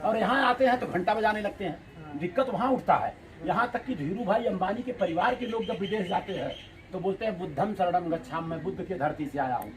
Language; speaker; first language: Hindi; native; Hindi